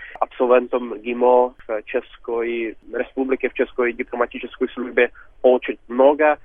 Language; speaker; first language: Czech; non-native, learner; Russian